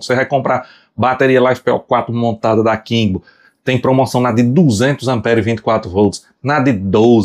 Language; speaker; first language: Portuguese; native; Portuguese